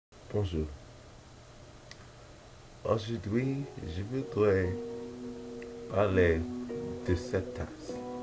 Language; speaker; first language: French; non-native, learner; English